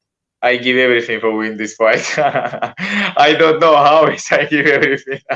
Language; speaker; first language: English; non-native, learner; Russian